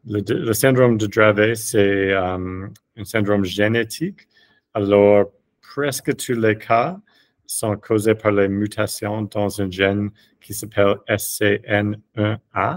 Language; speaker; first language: French; non-native, fluent; English